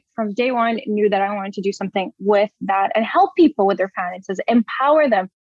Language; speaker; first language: English; early bilingual, other home language; Portuguese